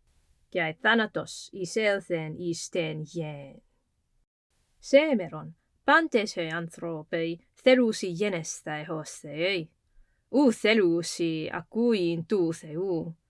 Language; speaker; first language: Greek; non-native, fluent; English